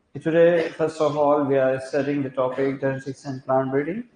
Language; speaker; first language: English; non-native, local second language; Hindi